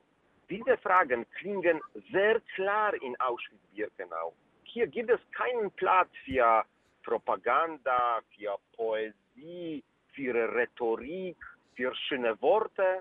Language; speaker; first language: German; non-native, fluent; Polish